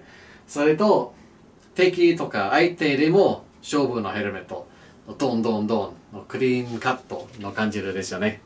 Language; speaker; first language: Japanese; non-native, learner; English